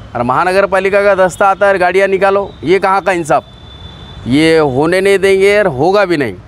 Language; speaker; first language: Hindi; non-native, local second language; Marathi